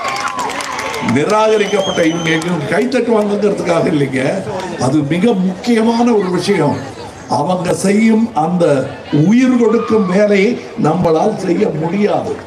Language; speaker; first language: Tamil; native; Tamil